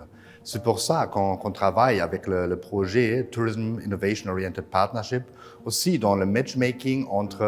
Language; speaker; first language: French; non-native, fluent; German